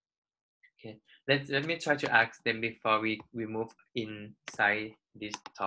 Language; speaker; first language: English; non-native, fluent; Thai